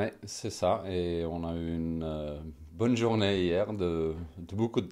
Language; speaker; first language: French; non-native, fluent; Swedish